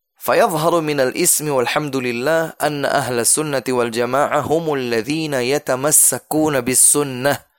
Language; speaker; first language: Arabic; non-native, fluent; Indonesian